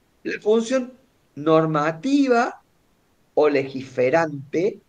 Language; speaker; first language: Spanish; native; Spanish